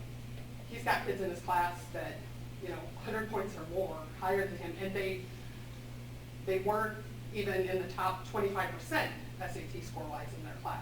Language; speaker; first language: English; native; English